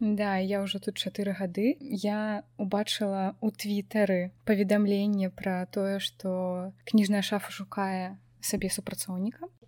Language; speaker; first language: Belarusian; native; Belarusian